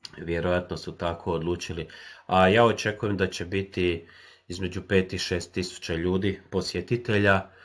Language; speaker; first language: Croatian; native; Croatian